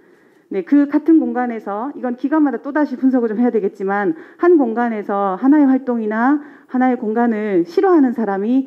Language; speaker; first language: Korean; native; Korean